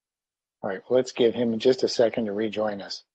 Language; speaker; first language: English; native; English